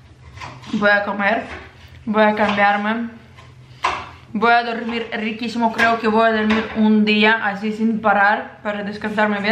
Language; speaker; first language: Spanish; non-native, learner; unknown